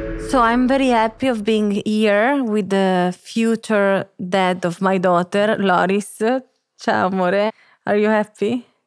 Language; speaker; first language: English; non-native, fluent; Italian